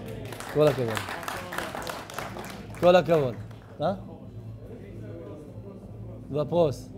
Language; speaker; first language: Russian; non-native, learner; Hebrew